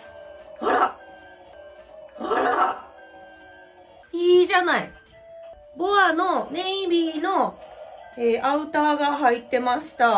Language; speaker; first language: Japanese; native; Japanese